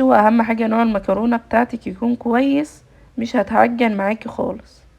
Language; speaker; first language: Arabic; native; Arabic